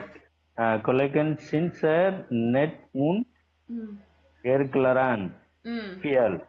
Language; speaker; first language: German; non-native, learner; Tamil